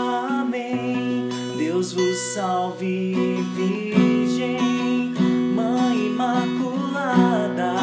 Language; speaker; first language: Portuguese; native; Portuguese